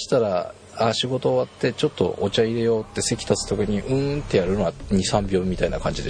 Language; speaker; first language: Japanese; native; Japanese